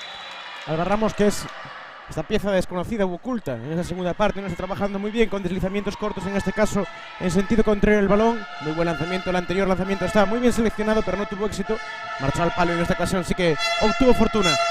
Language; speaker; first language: Spanish; native; Spanish